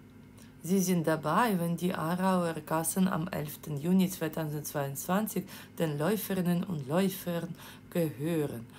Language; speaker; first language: German; non-native, fluent; Ukrainian